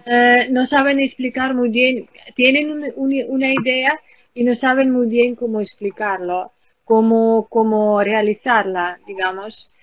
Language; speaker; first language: Spanish; non-native, fluent; Ukrainian